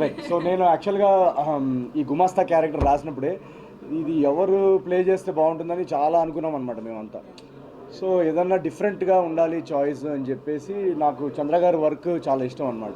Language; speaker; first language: Telugu; native; Telugu